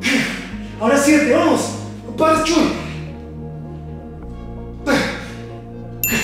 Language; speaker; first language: Spanish; native; Spanish